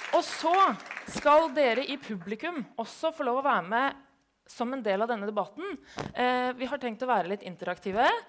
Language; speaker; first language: Norwegian; native; Norwegian